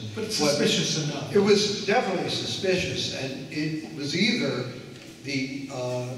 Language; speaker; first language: English; native; English